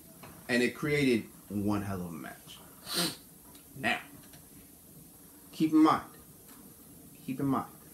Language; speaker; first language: English; native; English